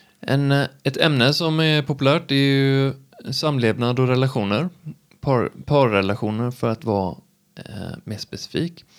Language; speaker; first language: Swedish; native; Swedish